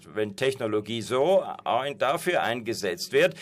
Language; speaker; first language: German; non-native, fluent; Persian